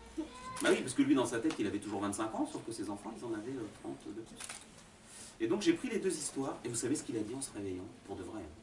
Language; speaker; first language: French; native; French